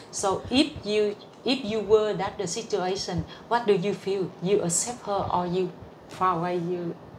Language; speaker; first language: English; non-native, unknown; Vietnamese